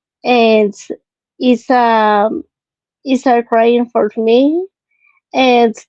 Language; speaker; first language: English; non-native, learner; Spanish